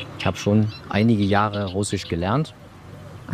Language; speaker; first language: German; native; German